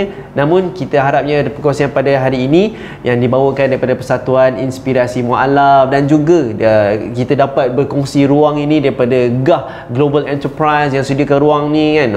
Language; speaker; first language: Malay; native; Malay